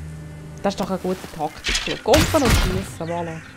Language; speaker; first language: German; native; German